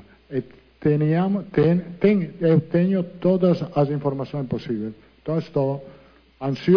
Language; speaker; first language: Portuguese; non-native, fluent; Italian